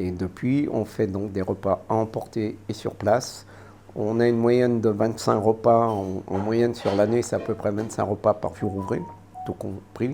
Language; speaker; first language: French; native; French